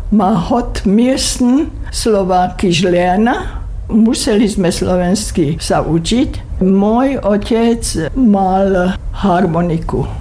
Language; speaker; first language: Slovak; non-native, local second language; German